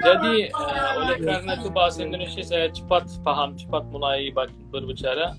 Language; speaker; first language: Indonesian; non-native, fluent; Turkish